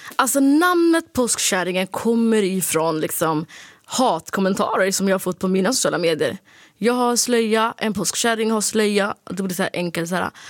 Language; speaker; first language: Swedish; early bilingual, other home language; Somali